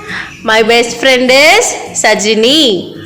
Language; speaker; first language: English; non-native, local second language; Tamil